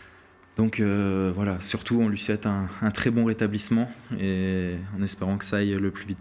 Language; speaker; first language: French; native; French